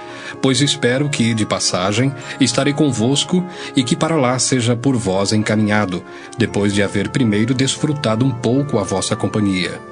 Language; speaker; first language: Portuguese; native; Portuguese